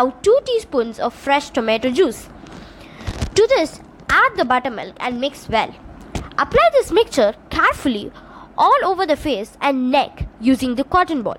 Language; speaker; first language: English; non-native, local second language; Tamil